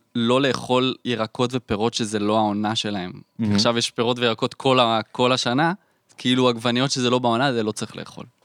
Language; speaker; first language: Hebrew; native; Hebrew